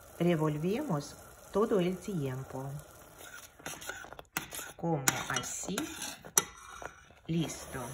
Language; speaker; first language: Spanish; non-native, fluent; Russian